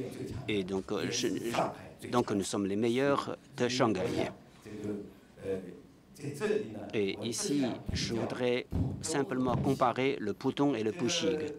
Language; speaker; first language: French; non-native, fluent; Chinese